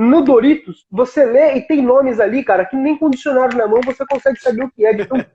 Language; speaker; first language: Portuguese; native; Portuguese